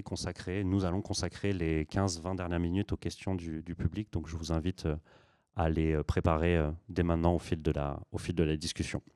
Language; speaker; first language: French; native; French